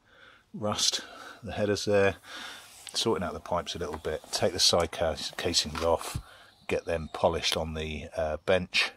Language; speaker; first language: English; native; English